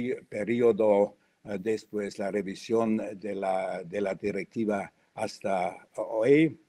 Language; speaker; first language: Spanish; non-native, fluent; German